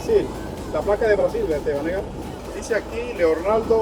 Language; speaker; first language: Spanish; native; Spanish